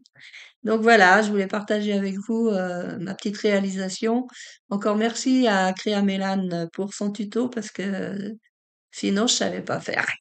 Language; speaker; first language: French; native; French